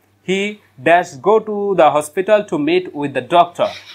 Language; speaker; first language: English; non-native, local second language; Bangla